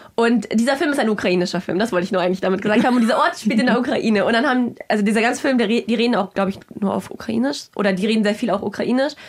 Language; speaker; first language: German; early bilingual, other home language; Russian